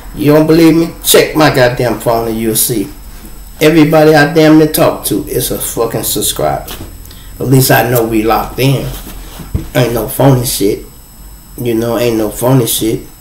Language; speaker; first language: English; native; English